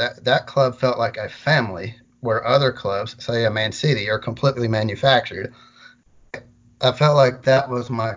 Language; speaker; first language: English; native; English